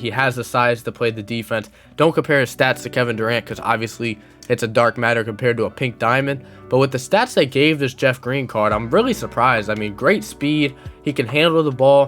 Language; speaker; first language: English; native; English